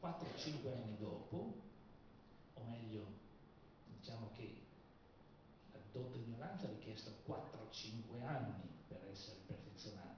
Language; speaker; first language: Italian; native; Italian